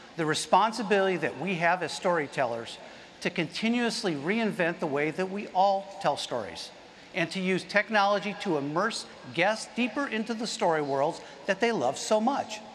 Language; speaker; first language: English; native; English